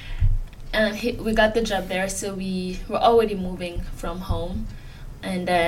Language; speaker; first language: English; non-native, fluent; French